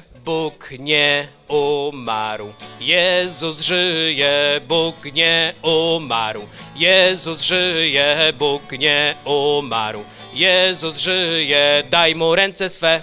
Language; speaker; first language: Polish; native; Polish